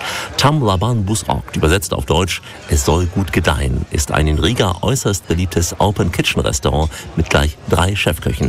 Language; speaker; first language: German; native; German